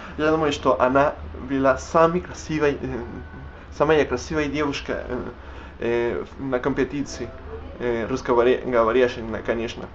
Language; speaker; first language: Russian; non-native, learner; Spanish